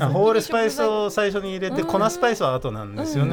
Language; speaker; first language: Japanese; non-native, fluent; Dutch